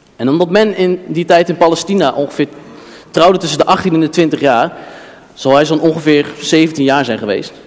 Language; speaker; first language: Dutch; native; Dutch